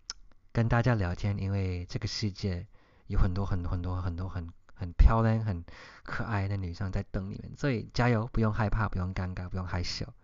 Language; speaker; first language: Chinese; early bilingual, heritage; English